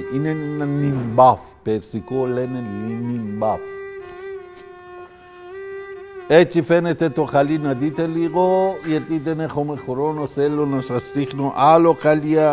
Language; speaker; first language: Greek; non-native, learner; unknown